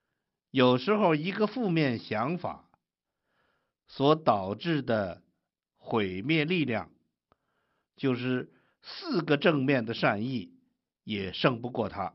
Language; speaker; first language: Chinese; native; Chinese